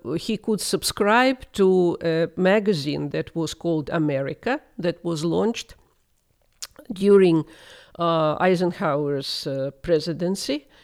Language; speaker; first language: English; non-native, fluent; Russian